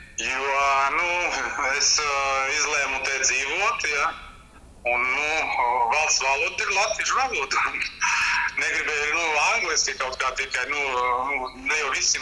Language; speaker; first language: Latvian; non-native, learner; Greek